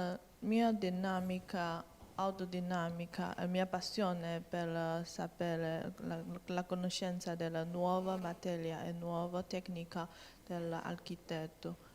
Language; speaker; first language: Italian; non-native, learner; Chinese